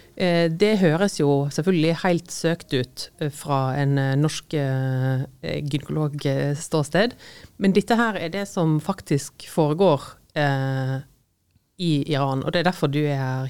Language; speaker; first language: Norwegian; native; Norwegian